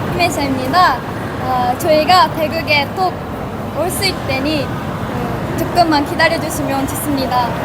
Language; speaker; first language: Korean; non-native, learner; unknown